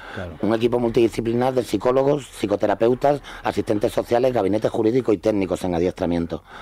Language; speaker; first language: Spanish; native; Spanish